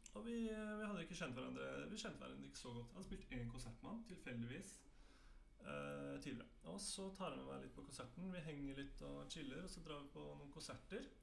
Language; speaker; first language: Norwegian; native; Norwegian